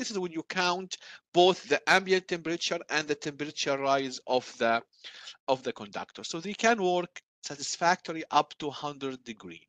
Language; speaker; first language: English; non-native, fluent; Arabic